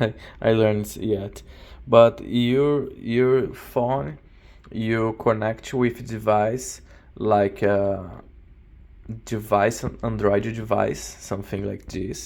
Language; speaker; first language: English; non-native, learner; Portuguese